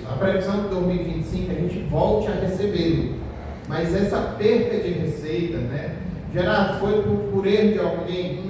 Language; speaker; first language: Portuguese; native; Portuguese